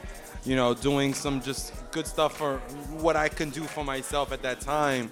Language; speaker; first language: English; native; English